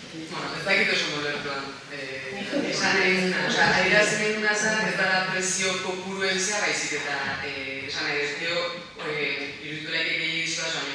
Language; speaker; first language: Basque; native; Basque